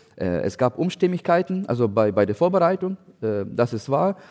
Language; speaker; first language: German; non-native, fluent; Ukrainian